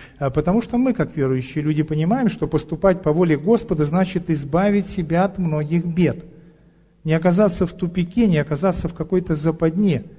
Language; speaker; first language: Russian; native; Russian